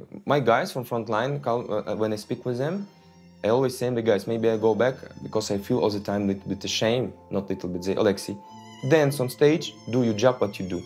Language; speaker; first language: English; non-native, learner; Ukrainian